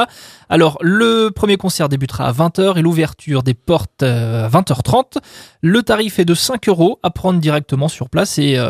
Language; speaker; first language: French; native; French